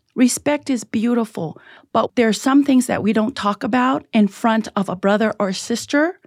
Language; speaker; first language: English; early bilingual, other home language; Tongan